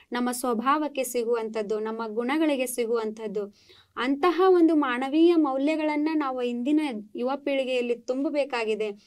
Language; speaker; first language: Kannada; native; Kannada